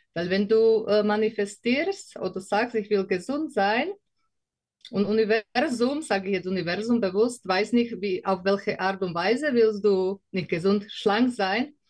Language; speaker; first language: German; non-native, learner; Slovak